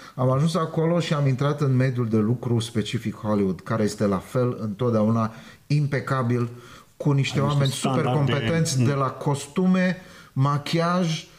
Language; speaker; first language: Romanian; native; Romanian